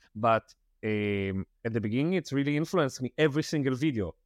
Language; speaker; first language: English; non-native, fluent; Italian